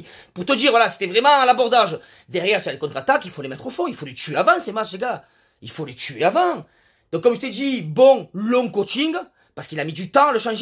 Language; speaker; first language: French; native; French